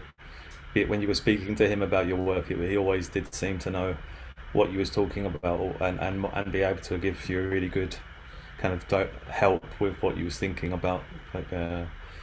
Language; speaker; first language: English; native; English